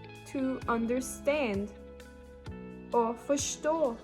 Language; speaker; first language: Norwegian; non-native, learner; English